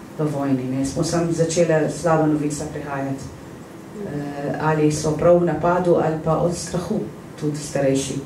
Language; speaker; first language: Slovenian; non-native, fluent; Arabic